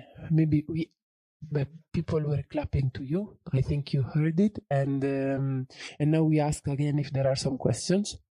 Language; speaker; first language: English; non-native, fluent; Italian